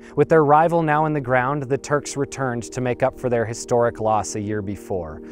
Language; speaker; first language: English; native; English